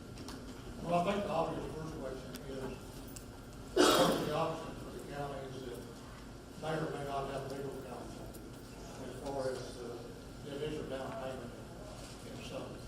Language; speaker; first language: English; native; English